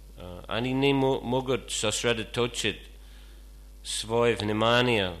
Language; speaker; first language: Russian; non-native, fluent; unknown